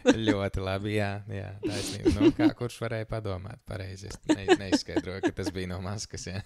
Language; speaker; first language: Latvian; native; Latvian